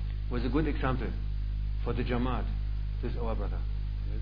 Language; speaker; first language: English; non-native, fluent; German